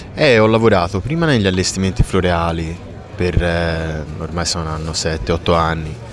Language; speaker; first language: Italian; native; Italian